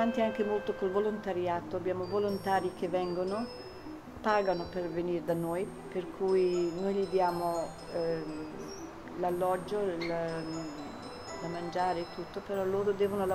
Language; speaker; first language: Italian; early bilingual, heritage; Italian